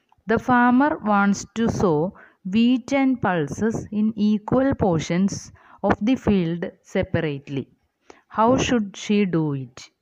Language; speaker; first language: English; non-native, local second language; Malayalam